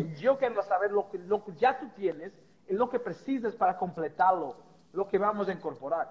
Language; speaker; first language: Spanish; non-native, fluent; Portuguese